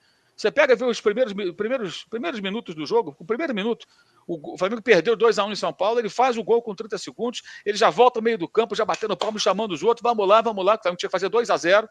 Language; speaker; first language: Portuguese; native; Portuguese